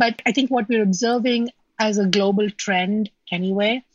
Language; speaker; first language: English; non-native, local second language; Malayalam